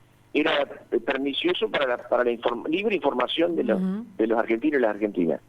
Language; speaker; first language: Spanish; native; Spanish